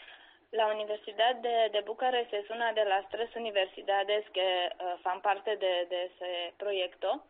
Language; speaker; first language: Spanish; non-native, fluent; Romanian